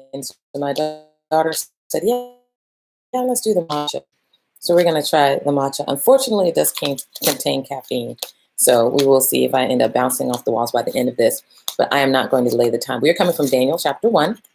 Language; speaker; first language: English; native; English